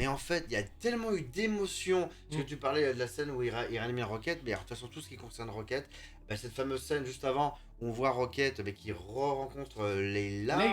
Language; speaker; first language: French; native; French